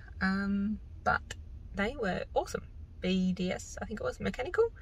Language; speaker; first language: English; native; English